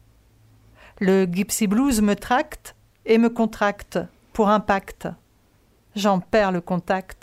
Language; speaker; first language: French; early bilingual, other home language; Italian